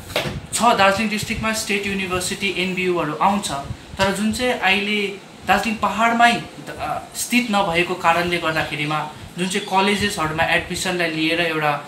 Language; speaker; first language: Nepali; native; Nepali